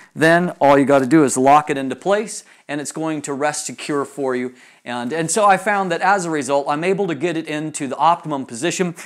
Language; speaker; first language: English; native; English